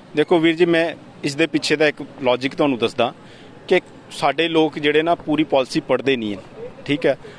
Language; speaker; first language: Punjabi; native; Punjabi